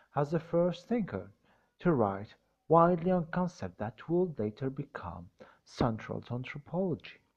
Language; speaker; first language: English; non-native, fluent; Arabic